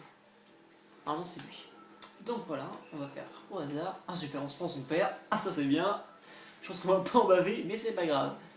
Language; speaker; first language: French; native; French